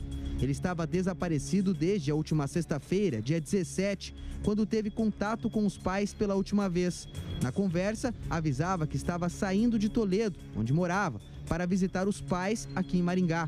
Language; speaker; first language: Portuguese; native; Portuguese